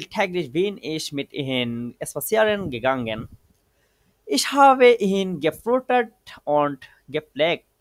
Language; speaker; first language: German; non-native, fluent; Bangla